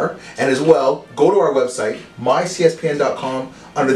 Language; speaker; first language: English; native; English